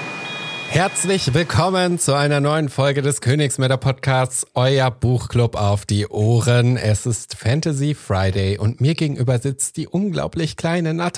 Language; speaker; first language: German; native; German